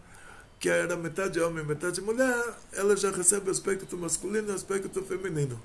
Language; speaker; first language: Portuguese; native; Portuguese